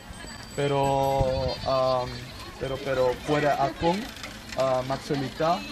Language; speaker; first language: Filipino; non-native, learner; Dutch